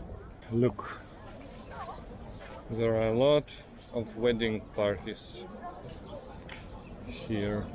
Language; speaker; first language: English; non-native, fluent; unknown